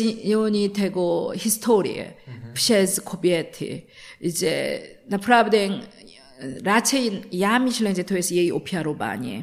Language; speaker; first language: Polish; non-native, learner; Korean